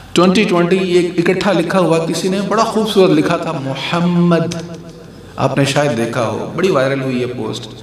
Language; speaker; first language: Urdu; non-native, local second language; Punjabi